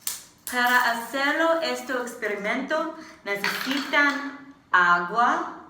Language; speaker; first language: Spanish; non-native, learner; English